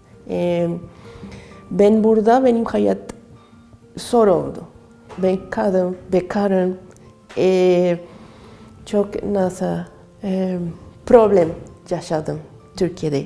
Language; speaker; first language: Turkish; non-native, learner; Spanish